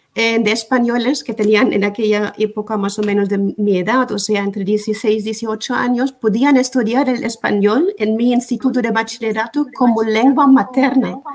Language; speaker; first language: Spanish; non-native, fluent; German